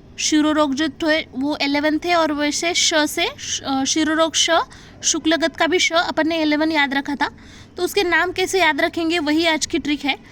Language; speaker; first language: Hindi; non-native, local second language; Marathi